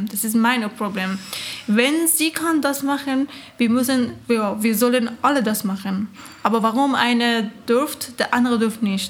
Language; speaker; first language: German; non-native, learner; Persian